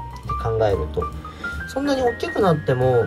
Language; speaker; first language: Japanese; native; Japanese